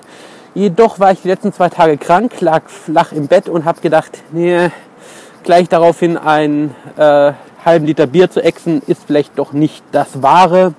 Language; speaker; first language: German; native; German